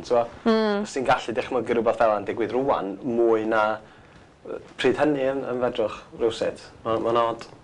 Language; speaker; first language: Welsh; non-native, local second language; English